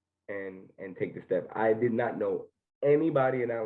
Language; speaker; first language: English; native; English